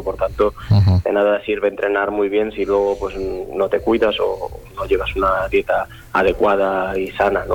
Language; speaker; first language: Spanish; native; Spanish